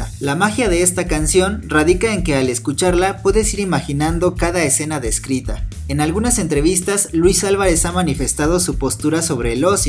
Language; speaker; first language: Spanish; native; Spanish